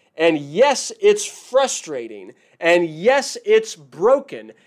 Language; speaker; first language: English; native; English